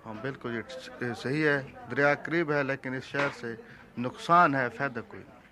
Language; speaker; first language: Urdu; non-native, local second language; Saraiki